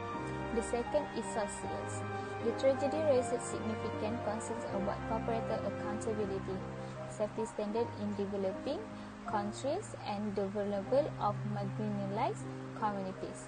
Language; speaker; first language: English; non-native, local second language; Malay